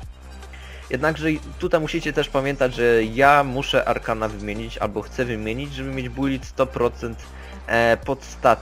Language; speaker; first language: Polish; native; Polish